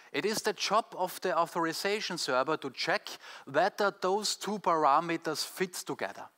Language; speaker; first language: English; non-native, fluent; German